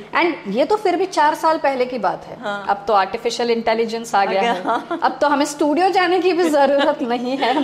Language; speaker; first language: Hindi; non-native, local second language; Gujarati